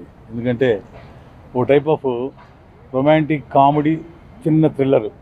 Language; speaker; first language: Telugu; native; Telugu